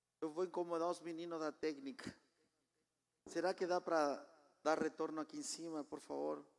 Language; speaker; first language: Portuguese; non-native, fluent; Spanish